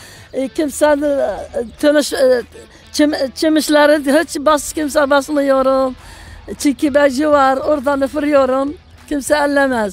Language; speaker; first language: Turkish; non-native, local second language; Arabic